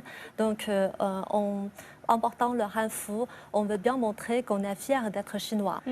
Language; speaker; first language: French; non-native, fluent; Chinese